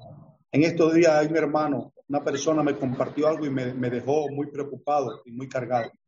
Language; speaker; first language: Spanish; native; Spanish